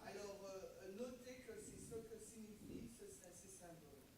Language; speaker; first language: French; native; French